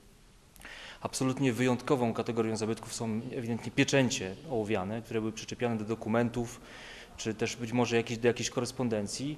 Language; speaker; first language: Polish; native; Polish